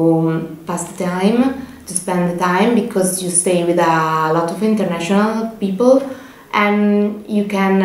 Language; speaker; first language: English; non-native, learner; Italian